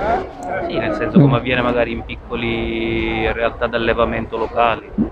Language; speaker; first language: Italian; native; Italian